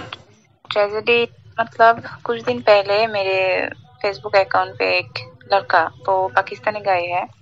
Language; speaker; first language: Hindi; non-native, learner; Bangla